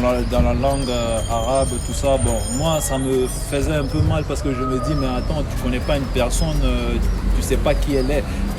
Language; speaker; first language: French; non-native, local second language; Bambara